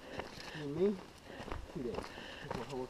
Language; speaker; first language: English; native; English